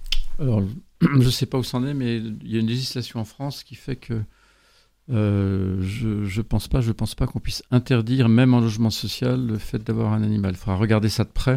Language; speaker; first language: French; native; French